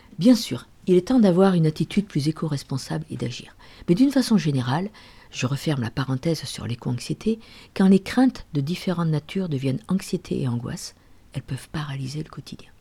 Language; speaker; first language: French; native; French